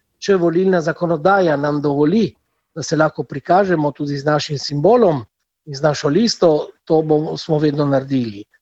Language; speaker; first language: Slovenian; native; Slovenian